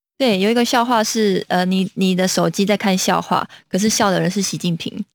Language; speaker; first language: Chinese; native; Chinese